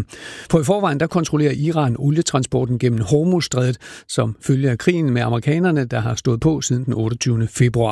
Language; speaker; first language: Danish; native; Danish